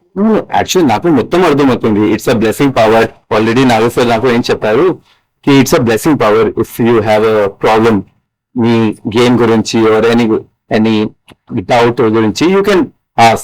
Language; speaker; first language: Telugu; non-native, learner; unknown